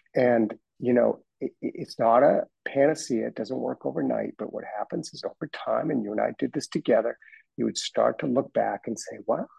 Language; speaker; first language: English; native; English